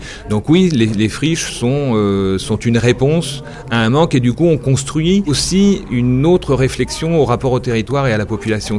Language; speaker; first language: French; native; French